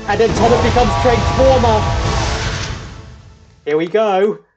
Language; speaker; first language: English; native; English